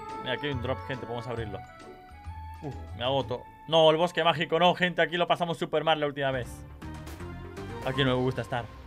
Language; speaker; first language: Spanish; native; Spanish